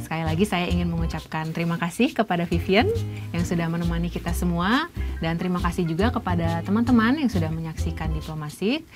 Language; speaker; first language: Indonesian; native; Indonesian